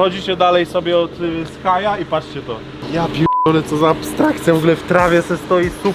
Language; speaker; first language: Polish; native; Polish